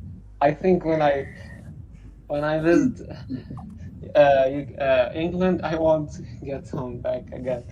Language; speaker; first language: English; non-native, learner; Arabic